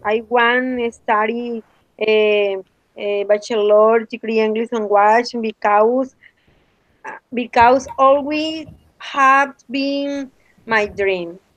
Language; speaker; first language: English; non-native, learner; Spanish